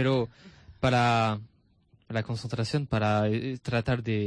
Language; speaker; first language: Spanish; non-native, learner; French